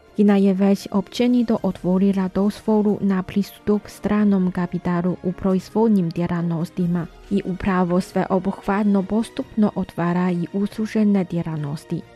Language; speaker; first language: Croatian; non-native, fluent; Chinese